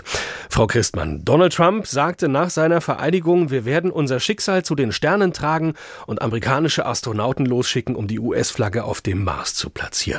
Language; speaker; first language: German; native; German